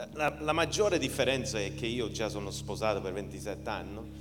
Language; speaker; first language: Italian; early bilingual, heritage; Italian